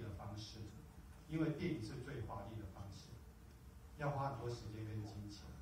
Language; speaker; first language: Chinese; native; Chinese